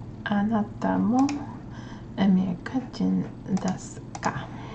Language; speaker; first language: Japanese; non-native, learner; English